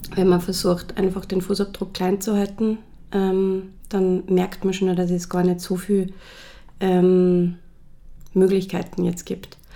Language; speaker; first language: German; native; German